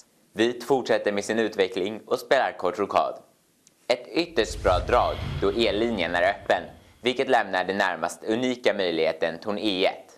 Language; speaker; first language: Swedish; native; Swedish